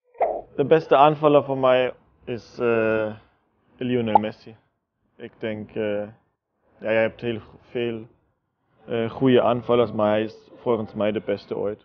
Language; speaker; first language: Dutch; non-native, fluent; German